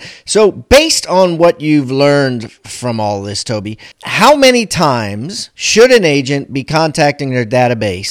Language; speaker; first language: English; native; English